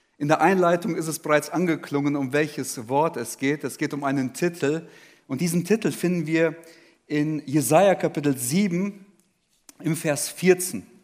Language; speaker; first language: German; early bilingual, other home language; Russian